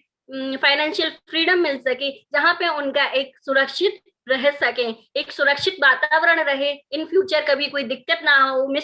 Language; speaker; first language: Hindi; native; Hindi